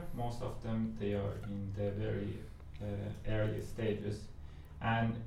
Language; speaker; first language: English; non-native, fluent; Persian